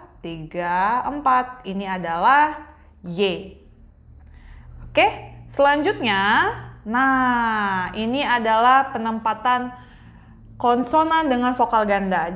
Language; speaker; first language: Indonesian; native; Indonesian